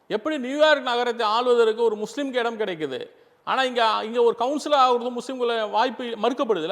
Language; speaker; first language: Tamil; non-native, local second language; Urdu